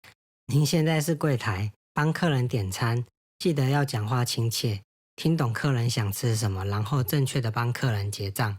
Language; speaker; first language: Chinese; native; Chinese